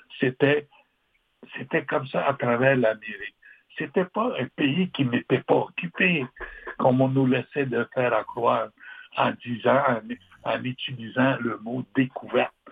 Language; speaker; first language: French; non-native, local second language; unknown